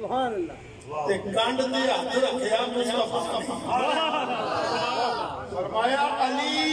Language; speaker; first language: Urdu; non-native, local second language; Punjabi